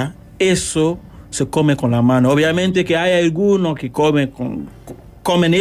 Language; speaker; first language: Spanish; non-native, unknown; Yoruba